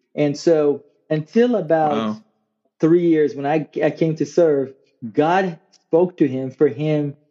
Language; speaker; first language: English; non-native, local second language; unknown